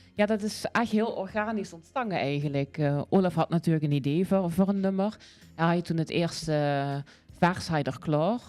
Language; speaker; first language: Dutch; native; Dutch